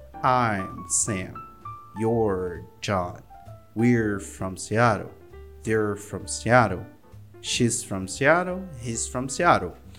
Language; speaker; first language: English; non-native, fluent; Portuguese